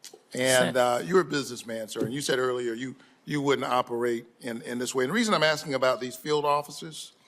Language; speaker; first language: English; native; English